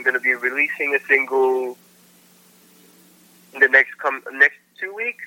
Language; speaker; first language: English; non-native, local second language; Filipino